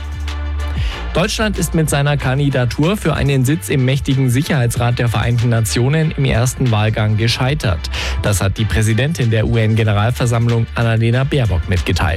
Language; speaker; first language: German; native; German